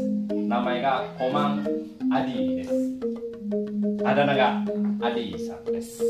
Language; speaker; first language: Japanese; non-native, fluent; Indonesian